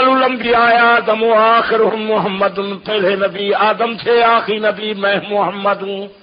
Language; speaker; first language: Urdu; non-native, local second language; Saraiki